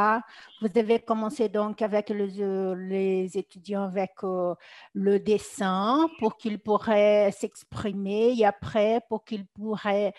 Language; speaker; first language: French; non-native, fluent; Portuguese